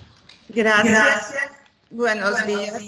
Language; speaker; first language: Spanish; non-native, learner; Portuguese